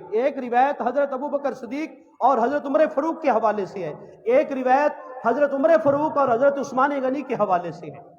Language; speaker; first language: Urdu; non-native, local second language; Punjabi